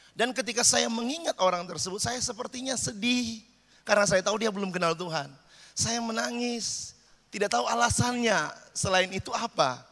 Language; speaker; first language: Indonesian; native; Indonesian